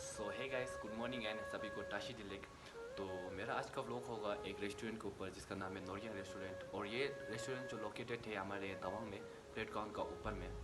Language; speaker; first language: Hindi; non-native, local second language; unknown